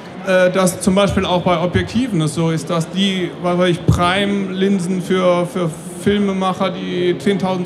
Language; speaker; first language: German; native; German